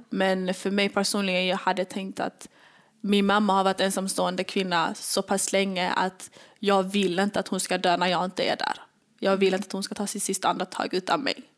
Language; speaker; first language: Swedish; early bilingual, other home language; Somali